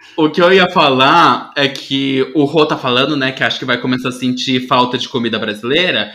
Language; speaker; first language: Portuguese; early bilingual, heritage; Portuguese